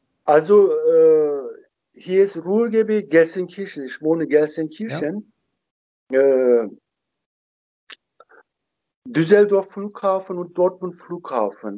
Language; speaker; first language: German; non-native, learner; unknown